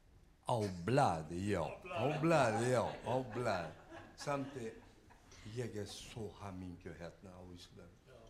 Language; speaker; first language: Icelandic; non-native, learner; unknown